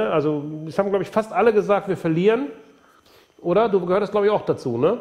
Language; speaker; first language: German; native; German